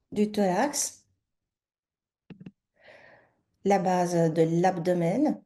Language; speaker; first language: French; native; French